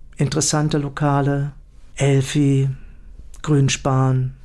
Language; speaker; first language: German; native; German